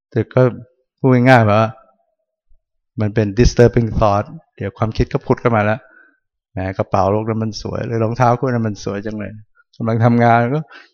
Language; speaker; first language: Thai; native; Thai